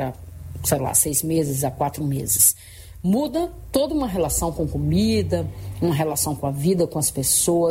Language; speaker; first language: Portuguese; native; Portuguese